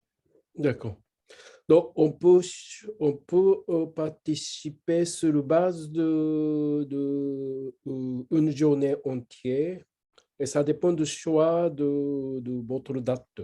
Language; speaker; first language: French; non-native, learner; Japanese